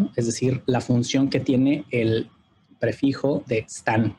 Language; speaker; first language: Spanish; native; Spanish